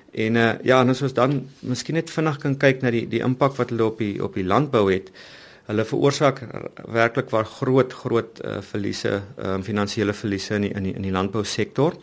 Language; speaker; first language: Afrikaans; native; Afrikaans